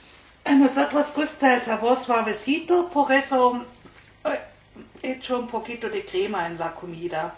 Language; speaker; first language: Spanish; non-native, learner; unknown